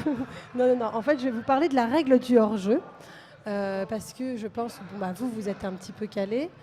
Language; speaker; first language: French; native; French